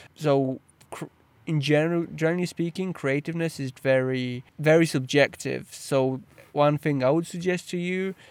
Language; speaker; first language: English; early bilingual, other home language; Polish